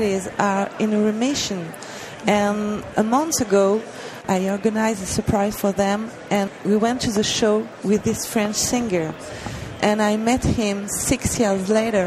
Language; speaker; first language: English; non-native, learner; French